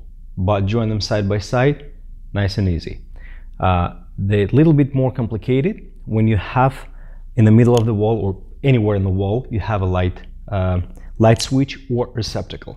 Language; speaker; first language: English; non-native, fluent; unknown